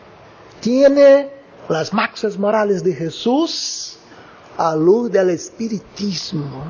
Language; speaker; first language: Spanish; non-native, learner; Portuguese